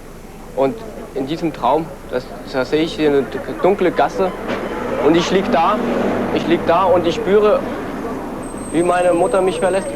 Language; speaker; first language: German; early bilingual, other home language; Korean